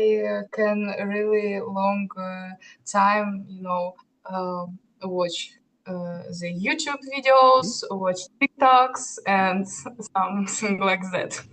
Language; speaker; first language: English; non-native, learner; Russian